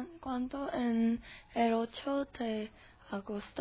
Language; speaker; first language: Spanish; non-native, learner; Korean